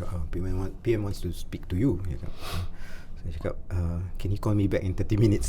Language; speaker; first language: English; non-native, local second language; Malay